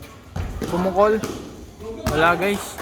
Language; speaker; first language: Filipino; non-native, local second language; Bikol